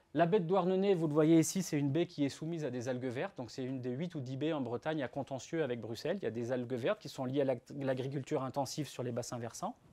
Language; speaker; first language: French; native; French